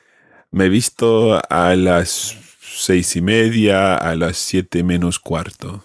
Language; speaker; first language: Spanish; non-native, fluent; English